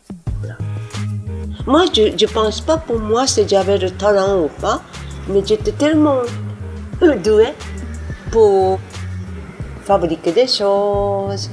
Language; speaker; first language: French; non-native, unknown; Japanese